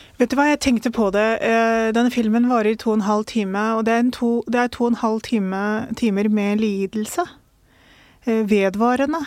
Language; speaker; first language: Norwegian; early bilingual, other home language; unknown